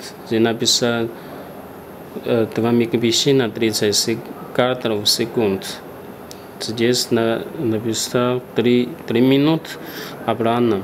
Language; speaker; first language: Russian; non-native, learner; Chinese